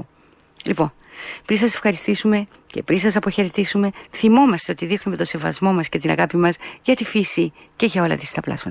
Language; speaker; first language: Greek; native; Greek